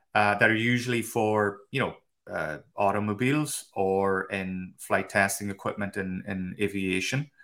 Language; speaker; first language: English; native; English